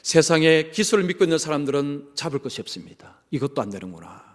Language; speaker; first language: Korean; native; Korean